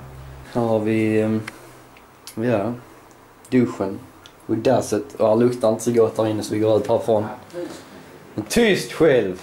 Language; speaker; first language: Swedish; native; Swedish